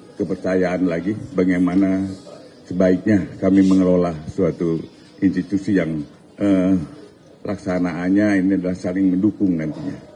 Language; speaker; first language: Indonesian; native; Indonesian